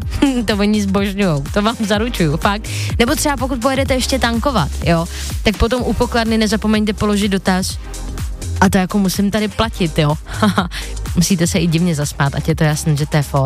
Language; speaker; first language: Czech; native; Czech